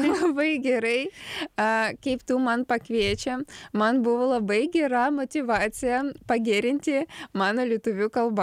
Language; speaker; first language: Lithuanian; non-native, learner; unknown